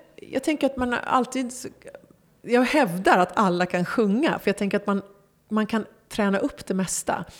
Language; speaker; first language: Swedish; early bilingual, other home language; Persian